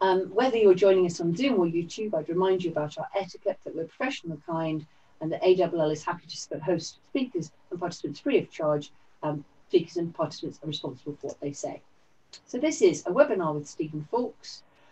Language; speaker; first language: English; native; English